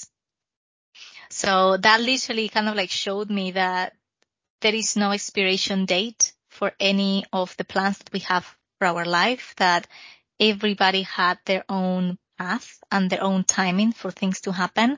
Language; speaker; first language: English; non-native, fluent; Spanish